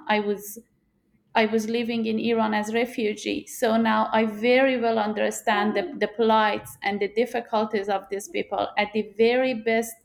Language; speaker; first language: English; non-native, fluent; Persian